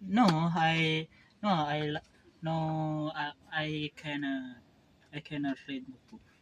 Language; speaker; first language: English; non-native, learner; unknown